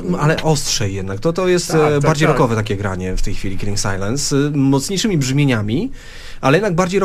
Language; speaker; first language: Polish; native; Polish